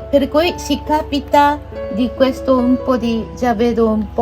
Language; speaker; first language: Italian; non-native, fluent; Japanese